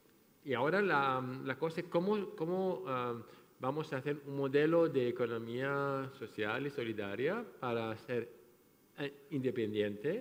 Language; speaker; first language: Spanish; non-native, fluent; French